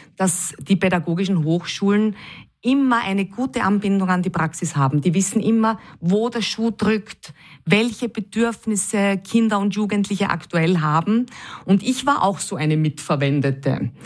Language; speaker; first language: German; native; German